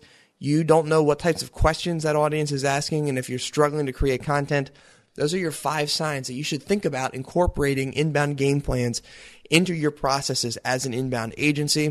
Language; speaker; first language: English; native; English